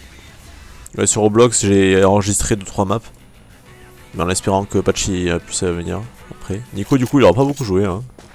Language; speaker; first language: French; native; French